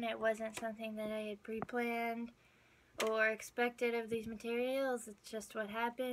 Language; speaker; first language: English; native; English